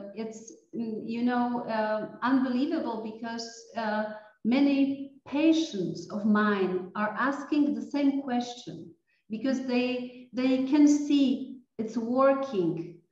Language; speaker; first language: English; non-native, fluent; Polish